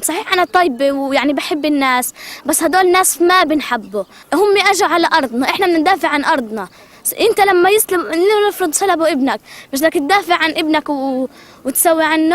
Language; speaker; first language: Arabic; native; Arabic